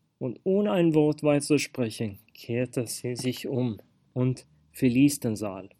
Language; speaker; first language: German; non-native, fluent; Swedish